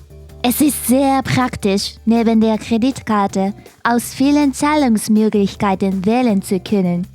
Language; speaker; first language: German; non-native, fluent; Japanese